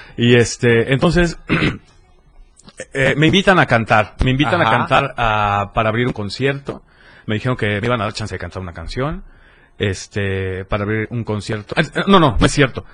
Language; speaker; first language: Spanish; native; Spanish